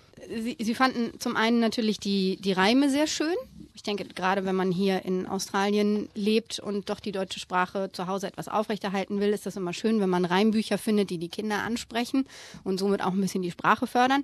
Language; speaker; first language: German; native; German